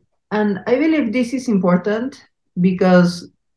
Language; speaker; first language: English; non-native, fluent; Spanish